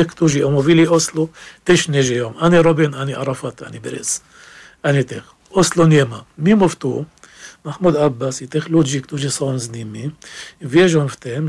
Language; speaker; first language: Polish; non-native, learner; Arabic